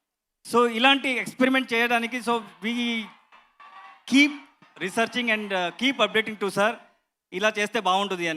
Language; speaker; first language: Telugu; non-native, learner; Kannada